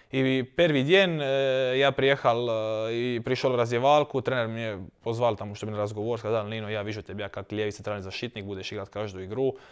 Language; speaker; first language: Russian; non-native, learner; Croatian